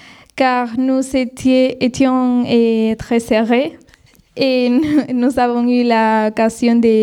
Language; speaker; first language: French; non-native, fluent; Spanish